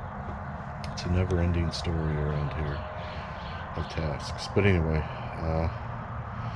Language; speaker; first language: English; native; English